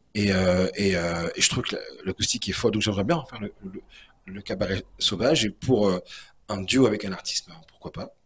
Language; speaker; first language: French; native; French